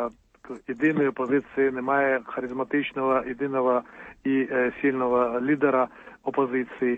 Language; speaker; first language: Ukrainian; non-native, fluent; Georgian